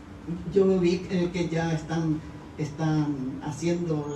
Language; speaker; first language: Spanish; native; Spanish